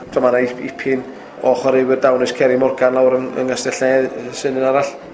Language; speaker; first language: Welsh; native; Welsh